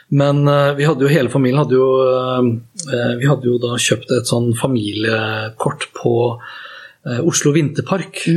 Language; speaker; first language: Norwegian; native; Norwegian